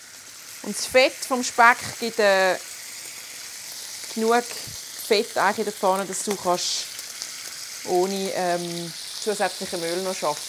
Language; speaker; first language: German; native; German